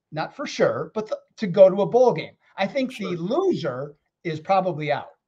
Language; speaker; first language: English; native; English